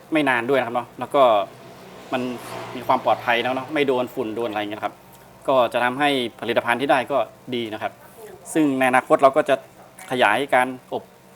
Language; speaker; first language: Thai; native; Thai